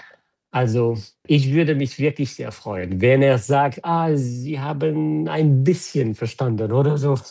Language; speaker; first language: German; non-native, fluent; French